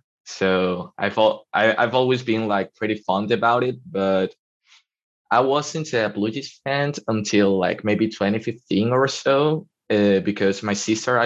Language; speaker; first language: English; non-native, fluent; Spanish